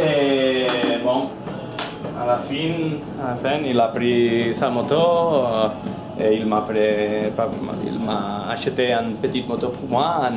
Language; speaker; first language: French; non-native, learner; Spanish